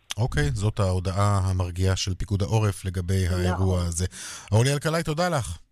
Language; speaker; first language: Hebrew; native; Hebrew